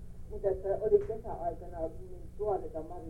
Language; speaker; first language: Finnish; early bilingual, heritage; English